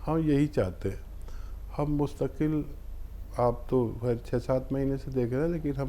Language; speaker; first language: Hindi; native; Hindi